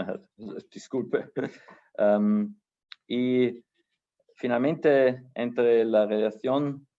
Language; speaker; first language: Spanish; non-native, fluent; German